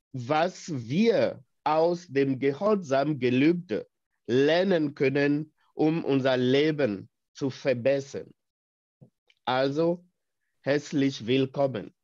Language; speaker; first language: German; non-native, fluent; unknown